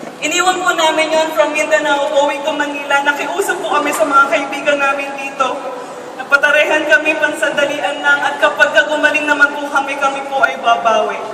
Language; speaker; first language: Filipino; native; Filipino